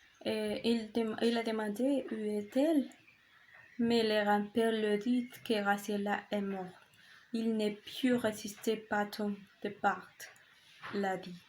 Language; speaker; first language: French; non-native, learner; Spanish